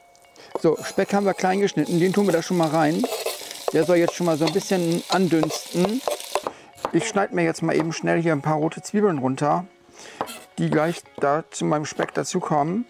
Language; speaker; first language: German; native; German